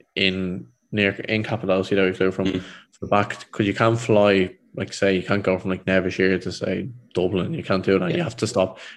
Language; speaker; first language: English; native; English